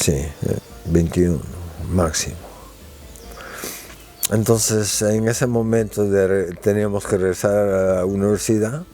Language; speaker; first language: Spanish; early bilingual, heritage; Spanish